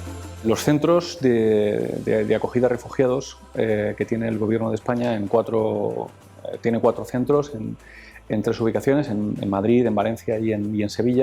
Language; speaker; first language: Spanish; native; Spanish